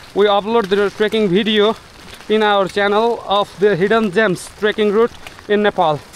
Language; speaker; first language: English; non-native, local second language; Nepali